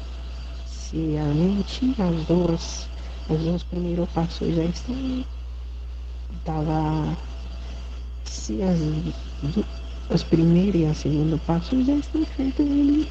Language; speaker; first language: Portuguese; non-native, learner; Haitian Creole